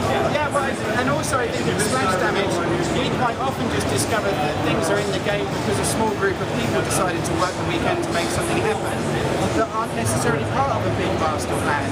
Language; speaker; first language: English; native; English